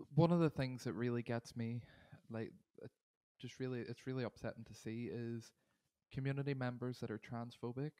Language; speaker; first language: English; native; English